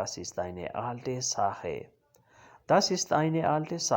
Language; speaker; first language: German; non-native, learner; Urdu